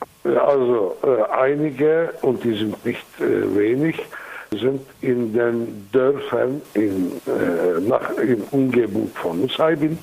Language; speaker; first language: German; non-native, fluent; Kurdish